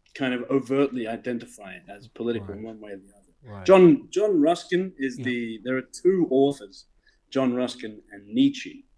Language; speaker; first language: English; native; English